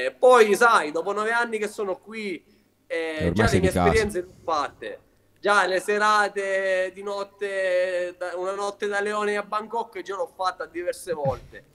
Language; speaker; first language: Italian; native; Italian